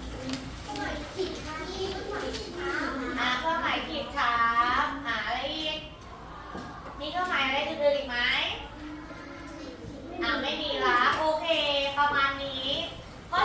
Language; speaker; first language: Thai; native; Thai